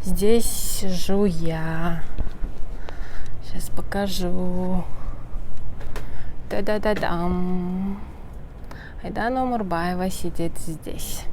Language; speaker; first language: Russian; non-native, local second language; Kyrgyz